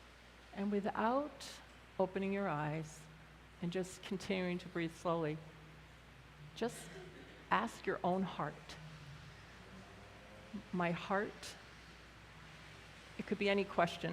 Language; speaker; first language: English; native; English